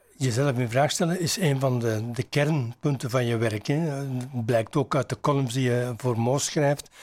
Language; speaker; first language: Dutch; native; Dutch